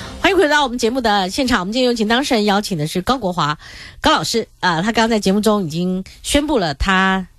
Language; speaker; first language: Chinese; native; Chinese